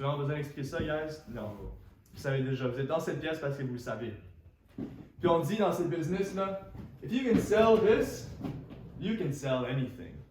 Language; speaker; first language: French; native; French